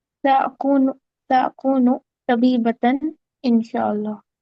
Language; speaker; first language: Arabic; non-native, learner; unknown